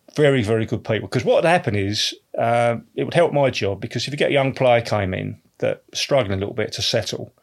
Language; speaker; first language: English; native; English